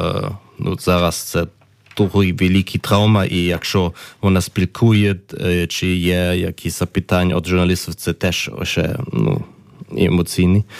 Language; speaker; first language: Ukrainian; non-native, learner; German